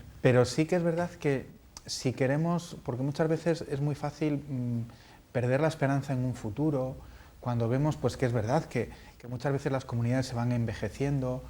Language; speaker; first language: Spanish; native; Spanish